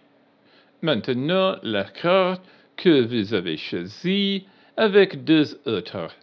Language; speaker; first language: French; non-native, learner; English